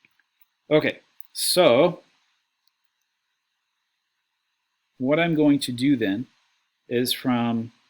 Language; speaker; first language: English; native; English